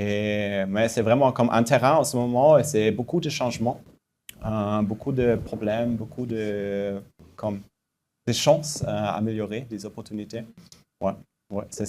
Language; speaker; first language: French; non-native, fluent; German